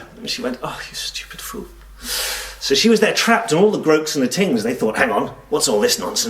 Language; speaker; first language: English; native; English